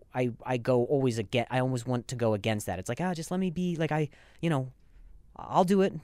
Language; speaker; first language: English; native; English